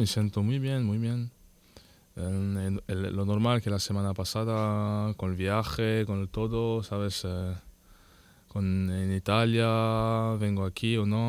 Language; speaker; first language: Spanish; non-native, learner; French